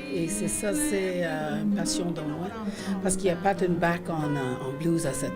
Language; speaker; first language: French; non-native, fluent; English